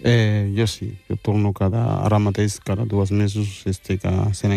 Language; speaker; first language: Catalan; early bilingual, other home language; Wolof